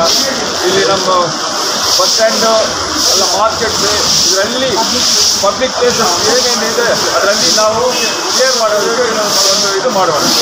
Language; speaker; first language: Kannada; non-native, local second language; Tamil